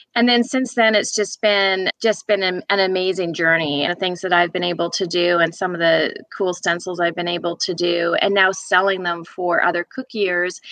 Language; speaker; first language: English; native; English